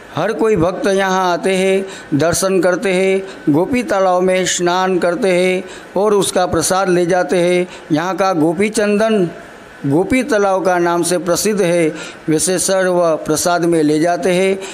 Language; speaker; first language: Hindi; non-native, local second language; Gujarati